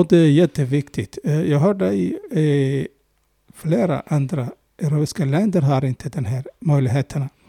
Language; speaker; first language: Swedish; non-native, fluent; Somali